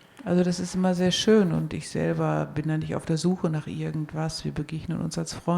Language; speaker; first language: German; native; German